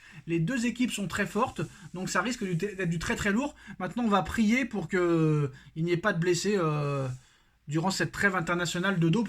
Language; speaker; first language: French; native; French